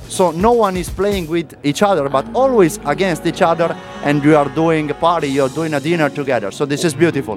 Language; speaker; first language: English; non-native, fluent; Italian